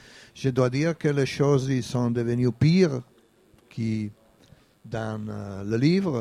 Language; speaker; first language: French; non-native, fluent; Italian